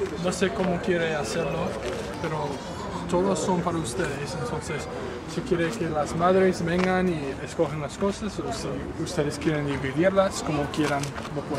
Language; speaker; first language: Spanish; non-native, fluent; English